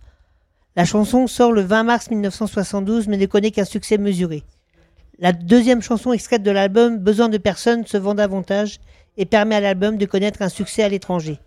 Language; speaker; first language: French; native; French